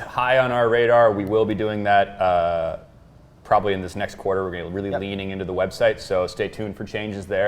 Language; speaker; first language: English; native; English